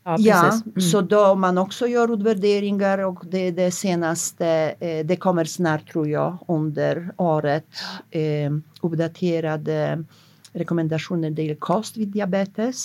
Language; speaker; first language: Swedish; non-native, fluent; Polish